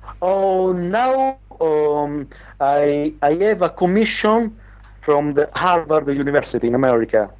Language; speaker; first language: English; non-native, learner; Italian